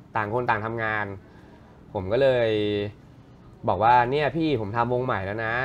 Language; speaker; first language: Thai; native; Thai